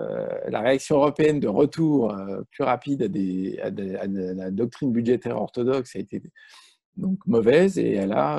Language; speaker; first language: French; native; French